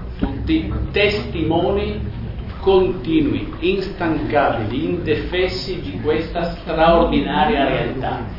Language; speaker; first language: Italian; non-native, local second language; Friulian